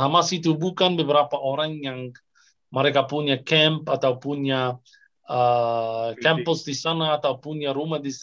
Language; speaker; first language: Indonesian; non-native, fluent; Arabic